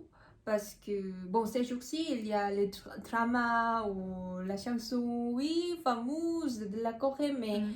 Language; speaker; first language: French; non-native, learner; Korean